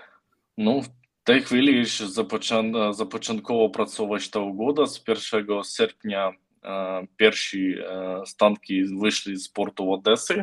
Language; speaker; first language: Polish; non-native, learner; Ukrainian